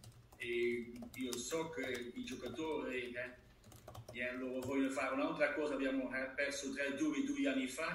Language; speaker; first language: Italian; non-native, learner; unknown